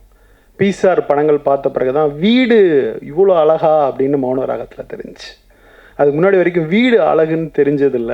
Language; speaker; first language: Tamil; native; Tamil